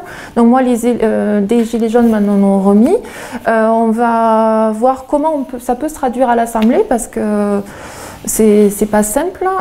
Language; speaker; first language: French; native; French